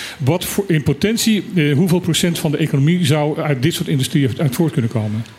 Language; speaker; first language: Dutch; non-native, local second language; Papiamento